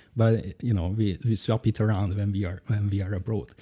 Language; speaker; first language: English; non-native, fluent; Hungarian